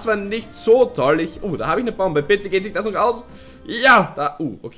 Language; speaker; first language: German; native; German